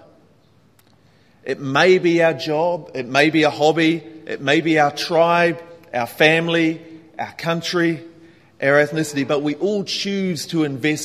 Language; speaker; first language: English; native; English